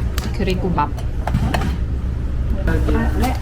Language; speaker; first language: Korean; non-native, learner; Filipino